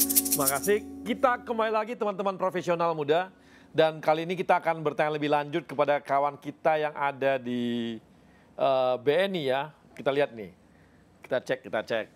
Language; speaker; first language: Indonesian; native; Indonesian